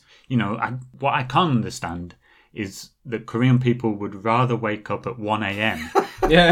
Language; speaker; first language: English; native; English